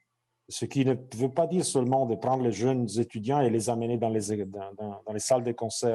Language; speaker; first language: French; non-native, fluent; Italian